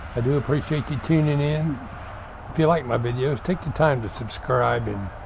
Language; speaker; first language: English; native; English